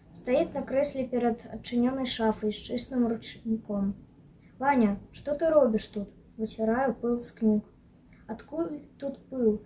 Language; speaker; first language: Belarusian; native; Belarusian